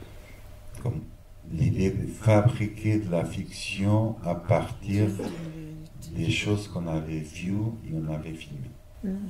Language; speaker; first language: French; non-native, fluent; Portuguese